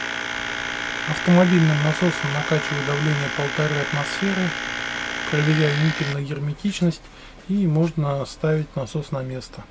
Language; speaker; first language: Russian; native; Russian